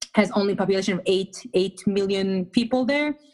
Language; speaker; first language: English; non-native, fluent; Hebrew